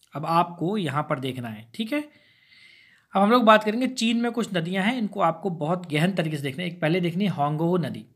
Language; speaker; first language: Hindi; native; Hindi